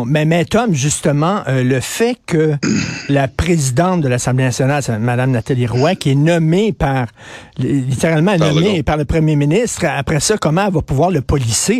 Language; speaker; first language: French; native; French